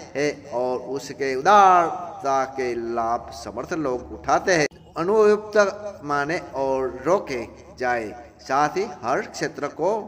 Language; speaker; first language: Hindi; non-native, local second language; Gujarati